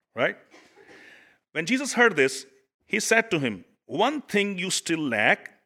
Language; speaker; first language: English; non-native, local second language; Urdu